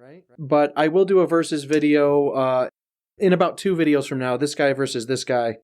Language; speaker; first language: English; native; English